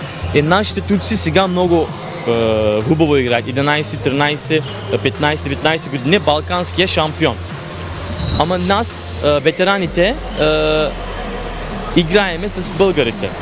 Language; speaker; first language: Bulgarian; non-native, local second language; Turkish